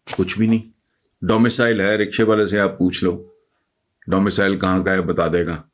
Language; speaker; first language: Urdu; non-native, local second language; Punjabi